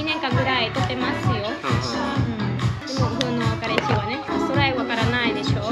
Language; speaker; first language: Japanese; non-native, learner; Vietnamese